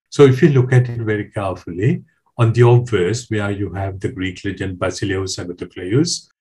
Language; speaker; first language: English; non-native, local second language; Sinhala